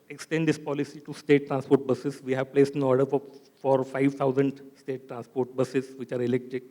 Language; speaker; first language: English; non-native, local second language; Marathi